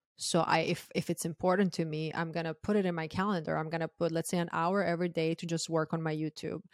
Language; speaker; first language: English; non-native, fluent; Croatian